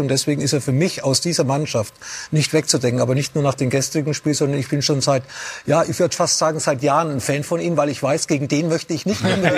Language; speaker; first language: German; native; German